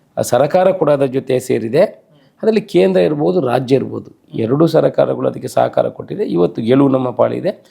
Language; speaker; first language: Kannada; non-native, local second language; Tulu